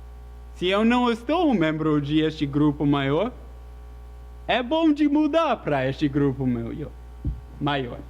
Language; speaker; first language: Portuguese; non-native, fluent; English